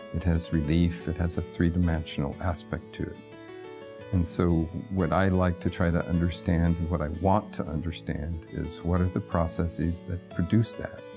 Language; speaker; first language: English; native; English